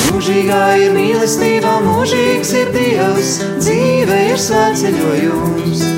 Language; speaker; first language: Latvian; native; Latvian